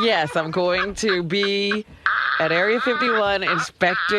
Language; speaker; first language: English; native; English